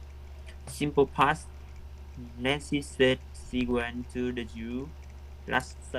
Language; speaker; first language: English; non-native, learner; Vietnamese